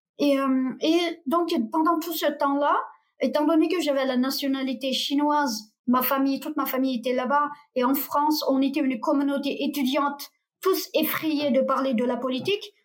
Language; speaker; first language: French; non-native, fluent; Uyghur